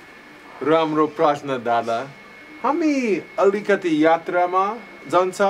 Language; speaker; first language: Nepali; non-native, learner; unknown